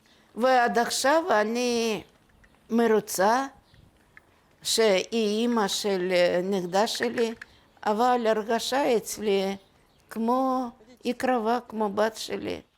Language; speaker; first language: Hebrew; non-native, learner; Russian